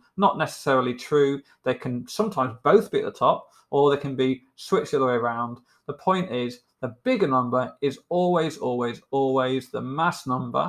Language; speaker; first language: English; native; English